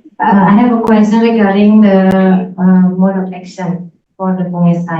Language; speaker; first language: English; non-native, fluent; Indonesian